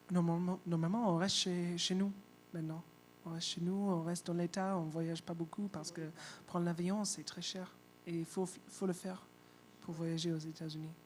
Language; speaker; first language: French; non-native, fluent; English